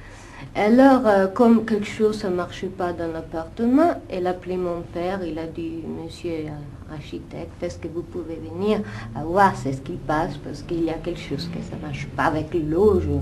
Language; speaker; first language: French; non-native, fluent; Italian